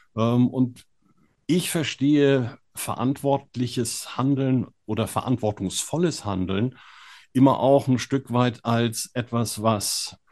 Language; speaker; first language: German; native; German